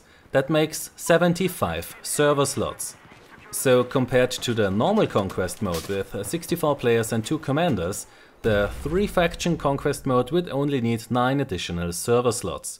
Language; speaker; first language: English; non-native, fluent; German